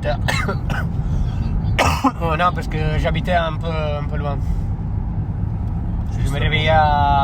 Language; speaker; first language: French; non-native, fluent; Italian